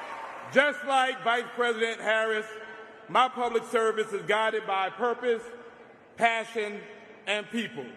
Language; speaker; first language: English; native; English